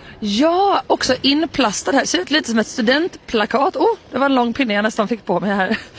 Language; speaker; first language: Swedish; native; Swedish